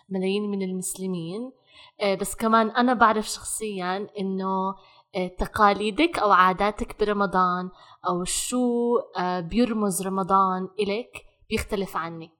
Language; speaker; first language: Arabic; native; Arabic